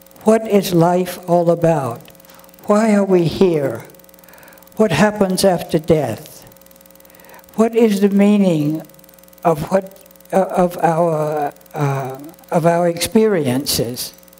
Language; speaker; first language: English; native; English